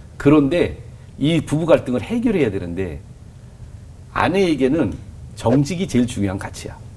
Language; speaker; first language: Korean; native; Korean